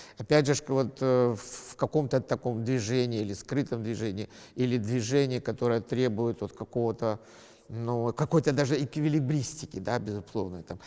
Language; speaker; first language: Russian; native; Russian